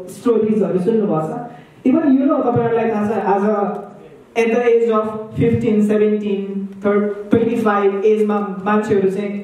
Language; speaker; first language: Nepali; native; Nepali